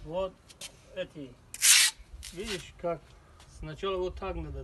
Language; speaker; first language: Russian; non-native, learner; Tajik